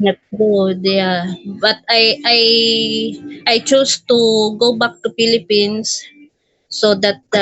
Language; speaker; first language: English; non-native, local second language; Filipino